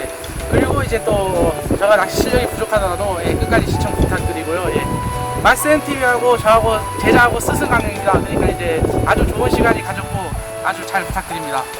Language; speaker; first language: Korean; native; Korean